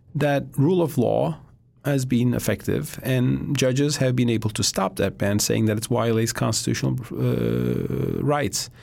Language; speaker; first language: English; non-native, fluent; Turkish